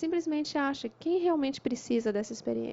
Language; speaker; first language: Portuguese; native; Portuguese